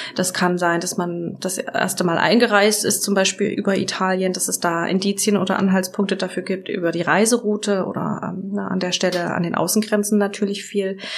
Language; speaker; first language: German; native; German